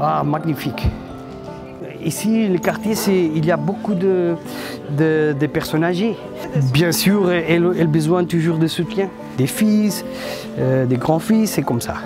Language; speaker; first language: French; non-native, fluent; Portuguese